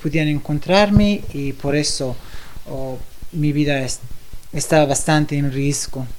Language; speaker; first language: Spanish; non-native, fluent; Persian